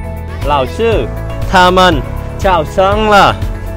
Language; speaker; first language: Chinese; non-native, learner; Vietnamese